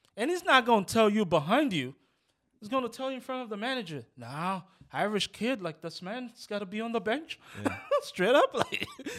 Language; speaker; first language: English; non-native, local second language; Yoruba